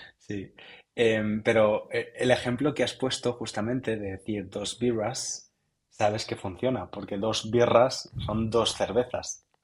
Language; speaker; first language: Spanish; native; Spanish